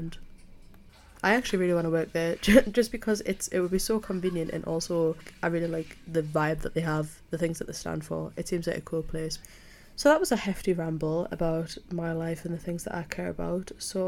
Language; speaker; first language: English; native; English